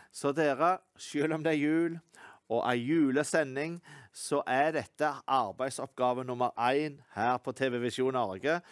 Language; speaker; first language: Norwegian; native; Norwegian